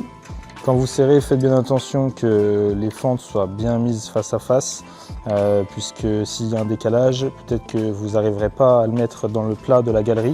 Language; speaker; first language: French; native; French